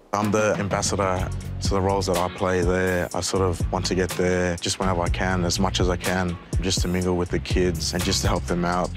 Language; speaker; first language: English; native; English